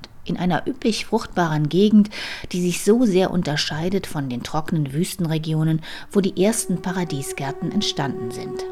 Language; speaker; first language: German; native; German